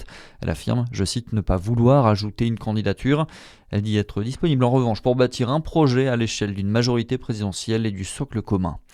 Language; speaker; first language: French; native; French